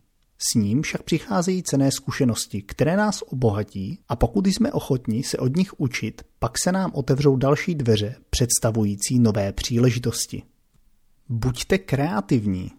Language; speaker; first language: Czech; native; Czech